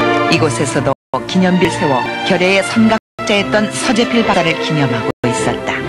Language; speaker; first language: Korean; native; Korean